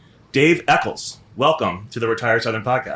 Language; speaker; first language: English; native; English